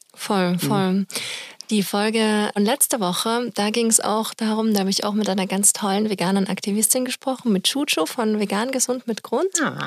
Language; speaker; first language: German; native; German